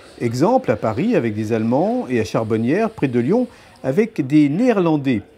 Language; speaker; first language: French; native; French